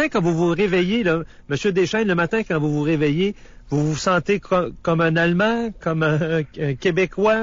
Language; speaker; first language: French; native; French